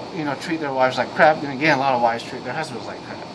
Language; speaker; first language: English; native; English